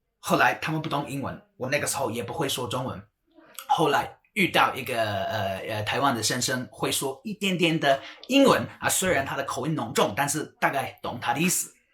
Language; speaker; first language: Chinese; non-native, fluent; English